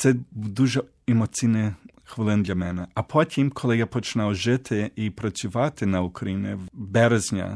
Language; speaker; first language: Ukrainian; early bilingual, heritage; Ukrainian